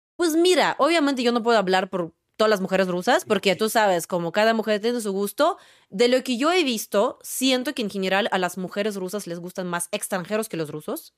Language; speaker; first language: Spanish; non-native, fluent; Russian